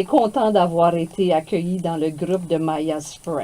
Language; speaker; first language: French; native; French